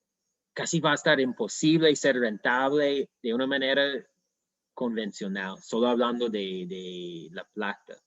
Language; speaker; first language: Spanish; non-native, fluent; English